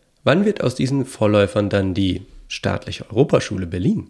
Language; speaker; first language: German; native; German